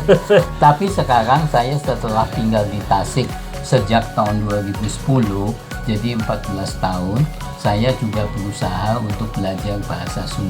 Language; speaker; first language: Indonesian; non-native, local second language; Dutch